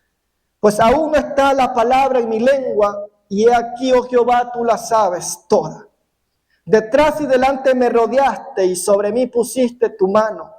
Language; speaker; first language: Spanish; native; Spanish